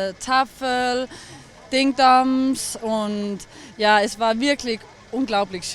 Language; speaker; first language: German; non-native, learner; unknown